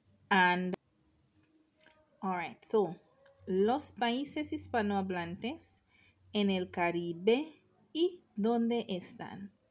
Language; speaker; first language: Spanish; non-native, fluent; English